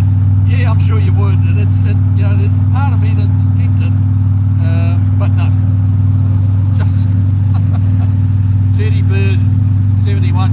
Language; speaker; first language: English; native; English